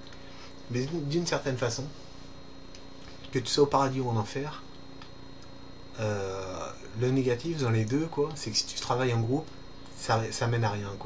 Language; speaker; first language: French; native; French